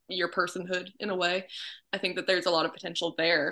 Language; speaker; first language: English; native; English